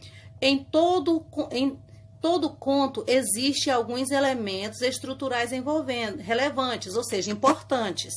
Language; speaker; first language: Portuguese; native; Portuguese